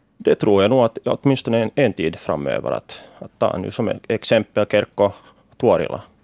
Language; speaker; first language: Swedish; native; Swedish